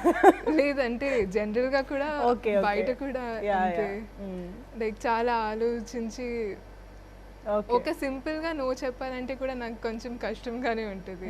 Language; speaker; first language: Telugu; non-native, fluent; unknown